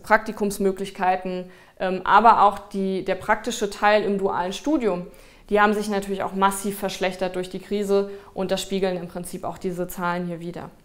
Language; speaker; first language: German; native; German